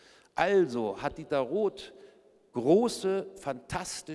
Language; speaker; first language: German; native; German